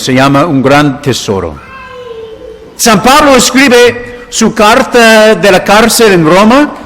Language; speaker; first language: Spanish; non-native, fluent; English